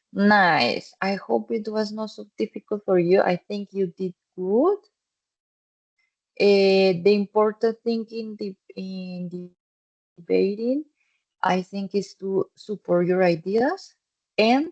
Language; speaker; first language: English; non-native, fluent; Spanish